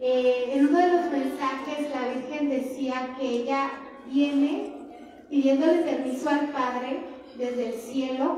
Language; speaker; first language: Spanish; native; Spanish